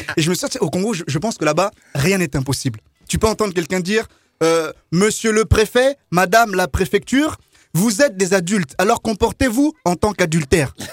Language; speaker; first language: French; early bilingual, other home language; Lingala